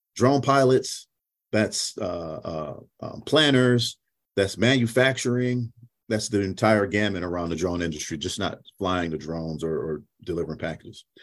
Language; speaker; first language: English; native; English